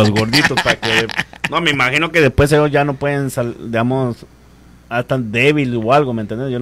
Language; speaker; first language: Spanish; native; Spanish